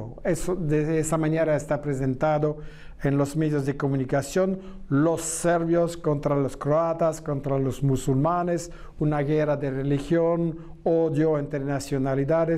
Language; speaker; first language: Spanish; non-native, fluent; French